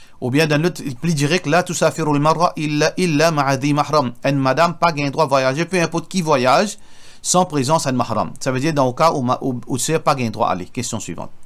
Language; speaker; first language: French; non-native, local second language; Morisyen